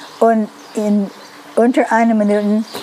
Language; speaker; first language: German; non-native, learner; Dutch